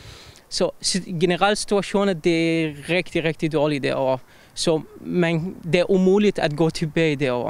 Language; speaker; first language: Danish; non-native, fluent; Arabic